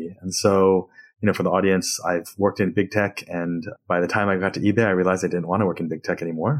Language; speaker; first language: English; native; English